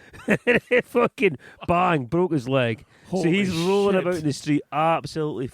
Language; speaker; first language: English; native; English